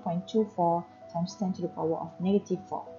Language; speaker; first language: English; non-native, local second language; Malay